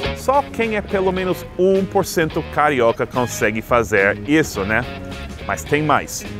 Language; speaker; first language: Portuguese; non-native, fluent; English